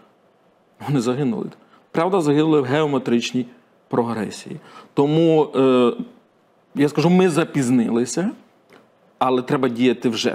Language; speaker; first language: Ukrainian; native; Ukrainian